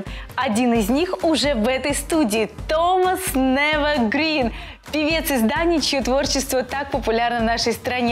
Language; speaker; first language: Russian; native; Russian